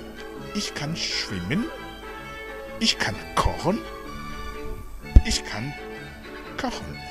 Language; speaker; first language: German; non-native, fluent; Rundi